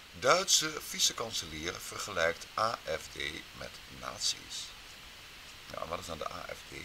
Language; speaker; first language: Dutch; native; Dutch